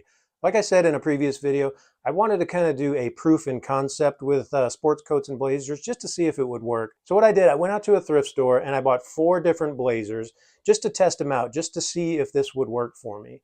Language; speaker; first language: English; native; English